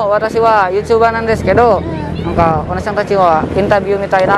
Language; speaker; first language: Japanese; non-native, learner; Indonesian